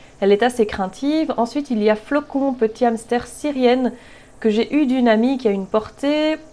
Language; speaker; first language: French; native; French